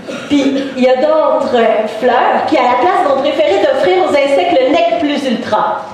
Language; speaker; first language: French; native; French